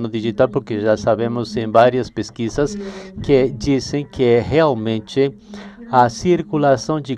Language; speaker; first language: Portuguese; non-native, fluent; Spanish